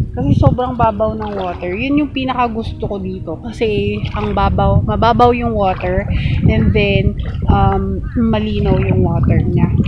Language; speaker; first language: Filipino; non-native, local second language; Pangasinan